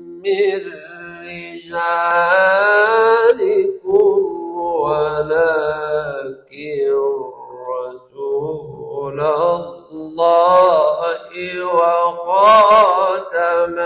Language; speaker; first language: Arabic; native; Arabic